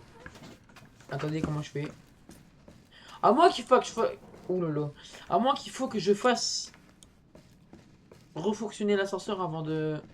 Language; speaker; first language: French; native; French